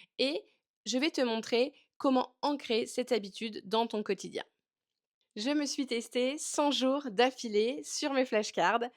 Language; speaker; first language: French; native; French